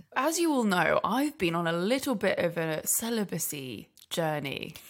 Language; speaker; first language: English; native; English